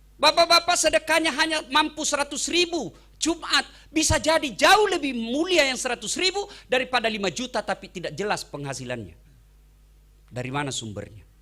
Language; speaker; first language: Indonesian; native; Indonesian